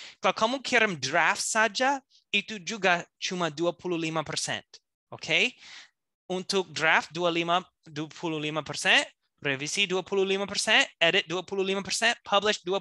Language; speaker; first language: Indonesian; non-native, fluent; English